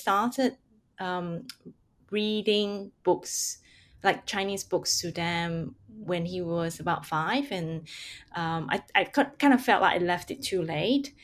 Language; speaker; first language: English; non-native, local second language; Hakka Chinese